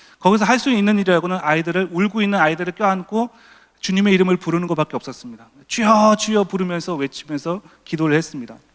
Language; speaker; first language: Korean; native; Korean